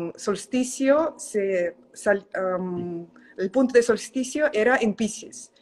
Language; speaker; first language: Spanish; non-native, fluent; Russian